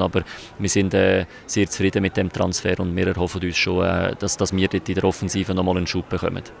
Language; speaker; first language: German; native; German